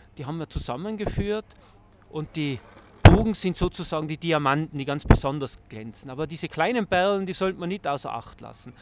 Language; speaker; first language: German; native; German